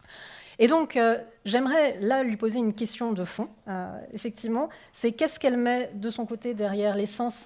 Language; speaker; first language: French; native; French